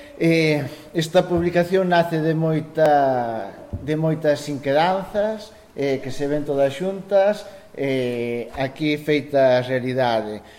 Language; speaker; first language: Galician; native; Galician